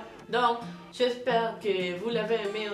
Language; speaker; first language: French; non-native, learner; Spanish